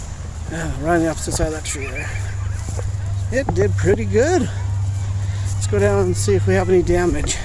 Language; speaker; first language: English; native; English